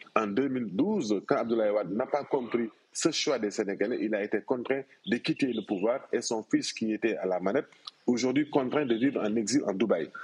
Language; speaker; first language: French; non-native, local second language; Wolof